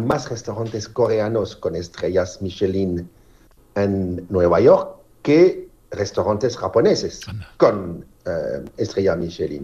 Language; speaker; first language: Spanish; non-native, fluent; French